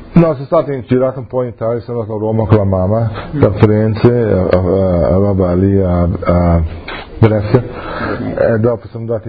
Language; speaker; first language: Italian; early bilingual, heritage; English